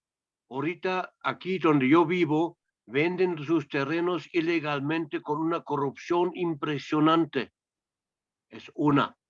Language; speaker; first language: Spanish; non-native, fluent; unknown